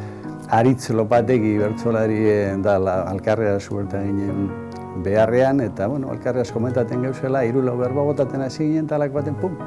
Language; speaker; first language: Basque; native; Basque